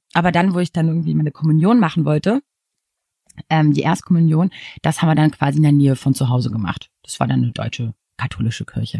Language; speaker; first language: German; native; German